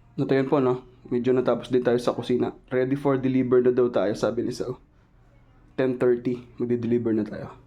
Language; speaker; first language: Filipino; native; Filipino